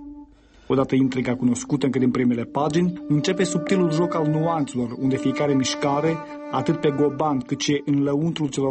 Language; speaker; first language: Romanian; native; Romanian